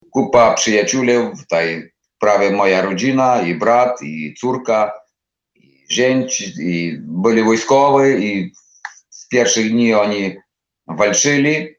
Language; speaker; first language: Polish; non-native, learner; Ukrainian